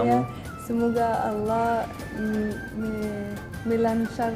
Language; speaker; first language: Indonesian; non-native, fluent; Arabic